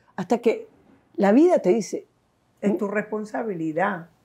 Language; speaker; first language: Spanish; native; Spanish